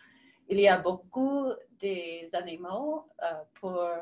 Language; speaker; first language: French; non-native, learner; English